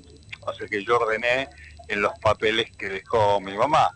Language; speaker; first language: Spanish; native; Spanish